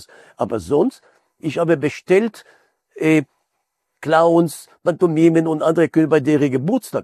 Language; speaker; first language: German; non-native, fluent; Hebrew